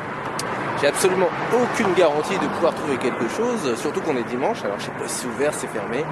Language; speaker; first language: French; native; French